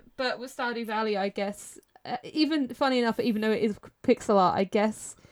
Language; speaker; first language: English; native; English